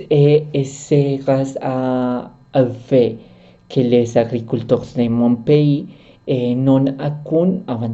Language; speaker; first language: French; non-native, learner; Spanish